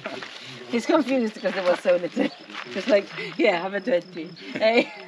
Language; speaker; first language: English; native; English